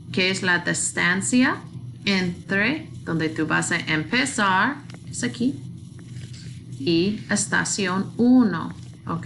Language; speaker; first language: Spanish; non-native, learner; English